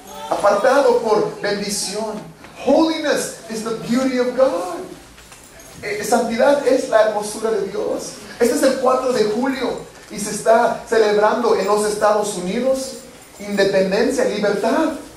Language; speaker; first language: Spanish; early bilingual, heritage; Spanish